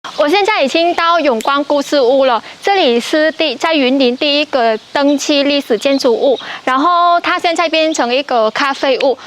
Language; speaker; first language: Chinese; non-native, fluent; Vietnamese